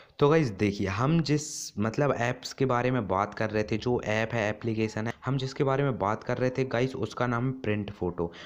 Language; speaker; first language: Hindi; native; Hindi